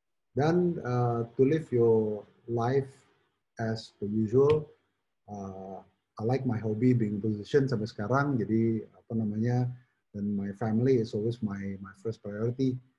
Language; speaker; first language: English; non-native, fluent; Indonesian